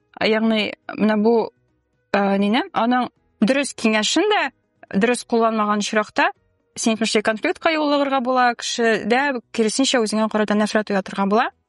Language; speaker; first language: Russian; non-native, local second language; Tatar